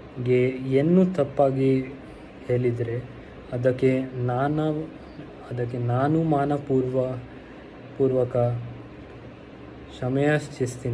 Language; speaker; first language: Kannada; non-native, learner; Hindi